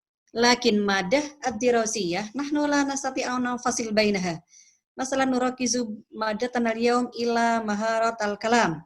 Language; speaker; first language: Arabic; non-native, fluent; Indonesian